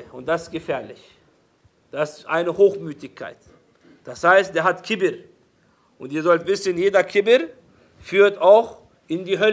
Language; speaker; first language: German; non-native, fluent; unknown